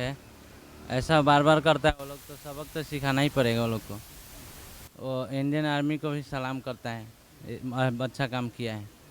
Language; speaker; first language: Hindi; non-native, local second language; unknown